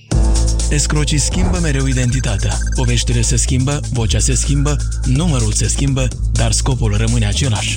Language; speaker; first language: Romanian; native; Romanian